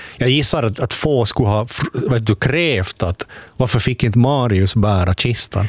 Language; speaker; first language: Swedish; native; Swedish